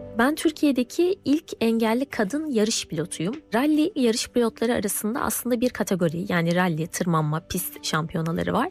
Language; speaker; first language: Turkish; native; Turkish